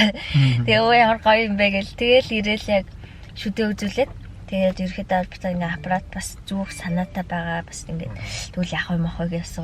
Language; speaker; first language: Mongolian; native; Mongolian